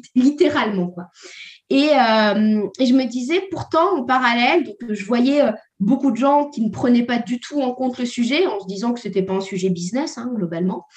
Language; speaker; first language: French; native; French